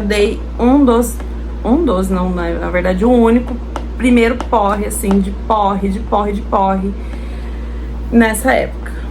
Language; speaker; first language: Portuguese; native; Portuguese